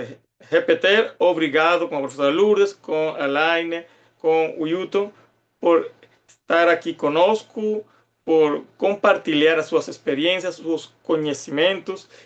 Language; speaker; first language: Portuguese; non-native, fluent; Spanish